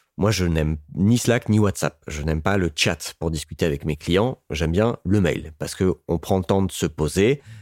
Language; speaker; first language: French; native; French